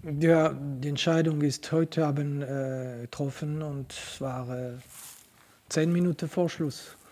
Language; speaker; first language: German; non-native, local second language; French